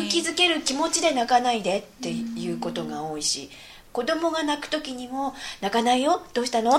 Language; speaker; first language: Japanese; native; Japanese